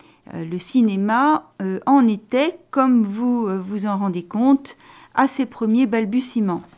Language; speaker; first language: French; native; French